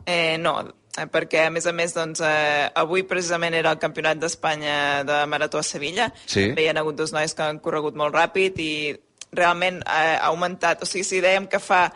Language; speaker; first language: Catalan; native; Catalan